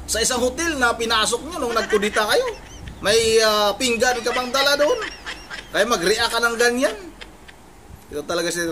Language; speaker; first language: Filipino; native; Filipino